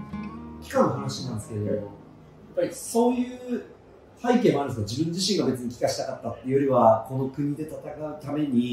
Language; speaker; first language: Japanese; native; Japanese